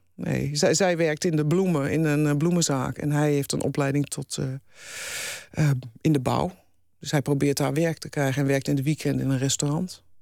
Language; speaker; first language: Dutch; native; Dutch